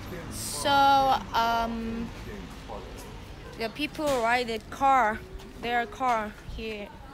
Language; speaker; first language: English; non-native, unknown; Korean